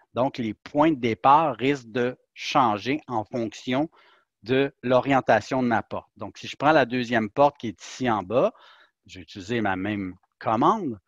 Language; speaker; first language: French; native; French